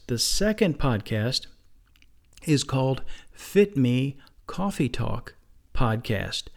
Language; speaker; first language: English; native; English